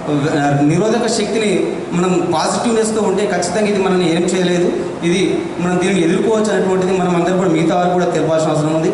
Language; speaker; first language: Telugu; native; Telugu